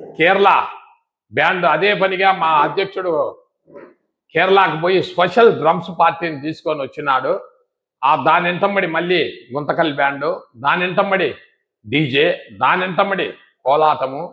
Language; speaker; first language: Telugu; native; Telugu